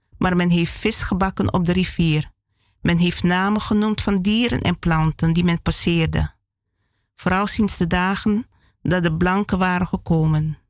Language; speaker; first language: Dutch; native; Dutch